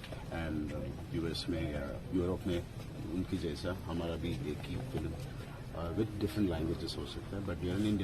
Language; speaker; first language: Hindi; non-native, local second language; Telugu